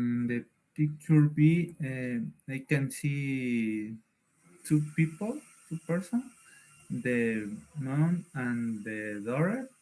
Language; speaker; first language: English; non-native, learner; Spanish